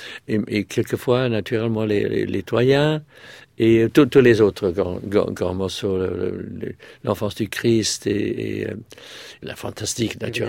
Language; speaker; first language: French; non-native, fluent; English